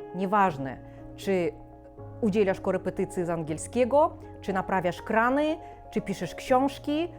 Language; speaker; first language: Polish; non-native, fluent; Korean